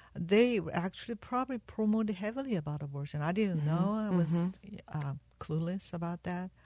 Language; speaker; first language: English; non-native, fluent; Korean